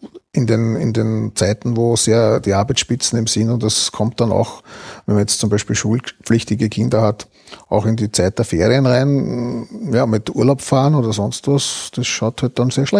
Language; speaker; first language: German; native; German